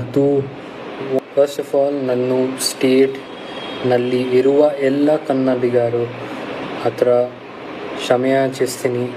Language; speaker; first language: Kannada; non-native, local second language; Hindi